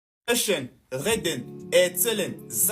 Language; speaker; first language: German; non-native, fluent; French